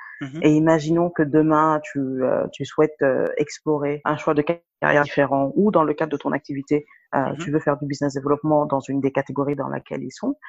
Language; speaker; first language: French; non-native, local second language; Wolof